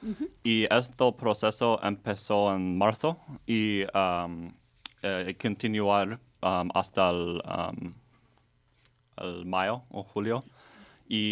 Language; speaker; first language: Spanish; non-native, learner; English